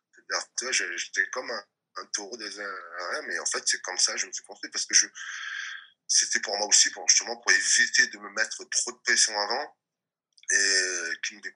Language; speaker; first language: French; non-native, local second language; Réunion Creole French